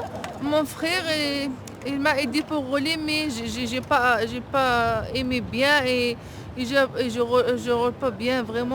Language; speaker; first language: French; non-native, learner; Arabic